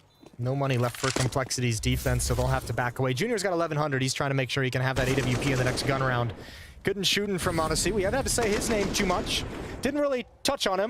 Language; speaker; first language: English; native; English